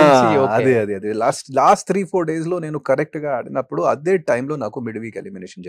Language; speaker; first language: Telugu; non-native, fluent; Hindi